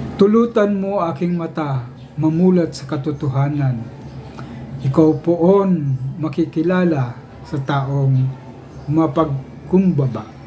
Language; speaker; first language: Filipino; native; Filipino